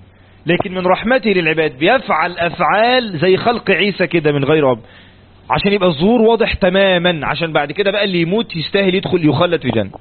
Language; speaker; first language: Arabic; native; Arabic